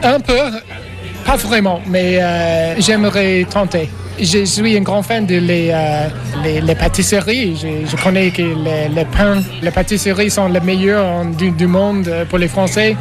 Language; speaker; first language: French; non-native, learner; English